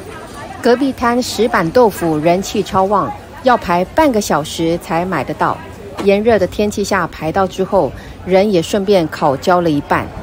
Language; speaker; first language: Chinese; native; Chinese